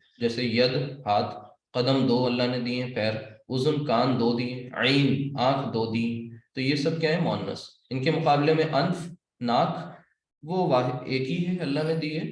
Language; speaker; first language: Urdu; native; Urdu